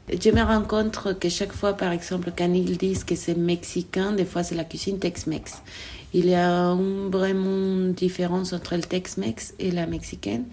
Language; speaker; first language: French; non-native, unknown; Spanish